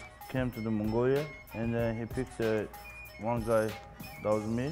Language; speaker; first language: English; non-native, learner; Mongolian